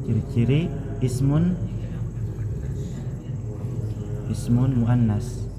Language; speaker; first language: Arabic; non-native, fluent; Indonesian